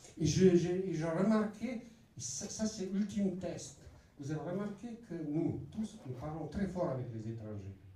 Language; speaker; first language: French; non-native, fluent; Bosnian